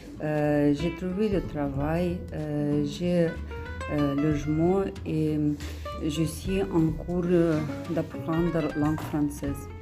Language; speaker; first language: French; non-native, learner; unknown